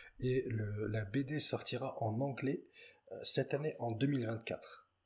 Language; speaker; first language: French; native; French